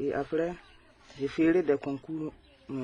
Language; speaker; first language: French; non-native, local second language; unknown